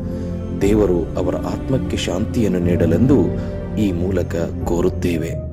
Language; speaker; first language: Kannada; native; Kannada